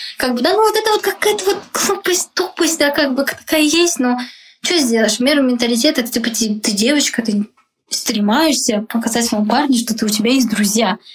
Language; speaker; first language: Russian; non-native, local second language; Tajik